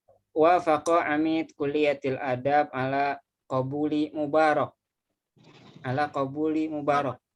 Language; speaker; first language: Arabic; non-native, fluent; Indonesian